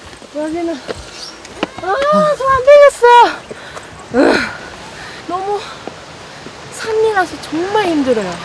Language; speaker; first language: Korean; non-native, fluent; Chinese